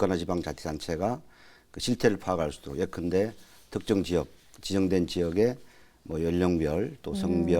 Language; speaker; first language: Korean; native; Korean